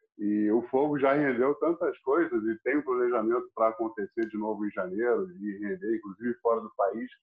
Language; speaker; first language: Portuguese; non-native, fluent; English